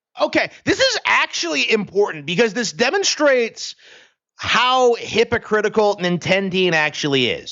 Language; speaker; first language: English; native; English